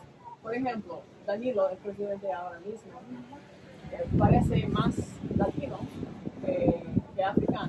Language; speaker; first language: Spanish; non-native, learner; English